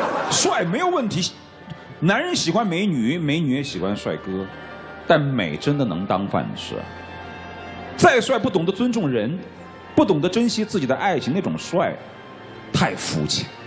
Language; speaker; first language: Chinese; native; Chinese